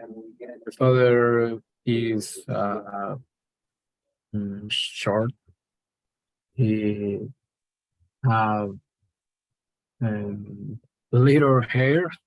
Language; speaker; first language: English; non-native, learner; Spanish